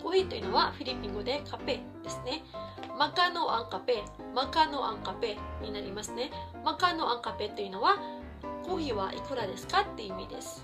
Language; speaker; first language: Japanese; non-native, fluent; Filipino